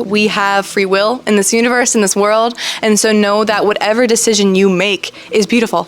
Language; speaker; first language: English; native; English